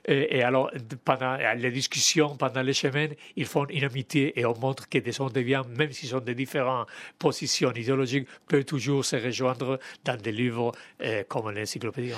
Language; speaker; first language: French; non-native, fluent; Spanish